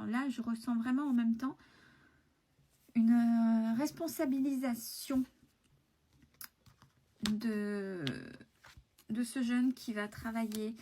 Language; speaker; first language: French; native; French